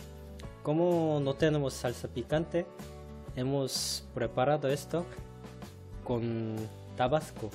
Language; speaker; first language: Spanish; non-native, fluent; Korean